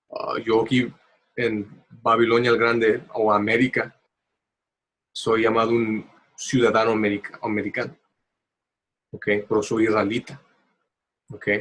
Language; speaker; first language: Spanish; early bilingual, heritage; Spanish